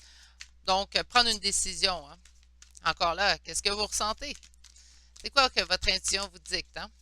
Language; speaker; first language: French; native; French